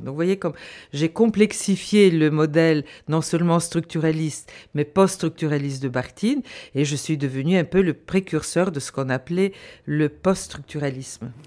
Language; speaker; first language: French; non-native, fluent; Bulgarian